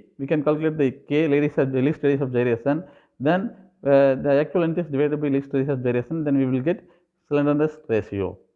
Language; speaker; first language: English; non-native, local second language; Tamil